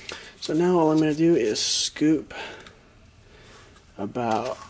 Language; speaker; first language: English; native; English